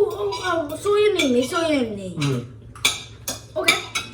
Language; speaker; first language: Japanese; early bilingual, heritage; Swedish